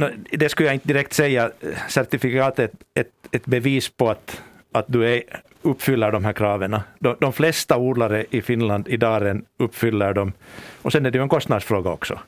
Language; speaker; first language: Swedish; native; Swedish